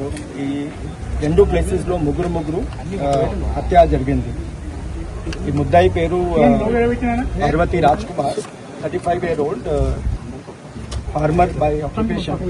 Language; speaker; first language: Telugu; non-native, learner; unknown